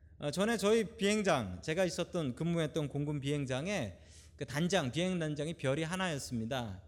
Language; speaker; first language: Korean; native; Korean